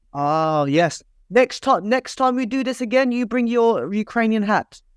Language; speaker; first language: English; native; English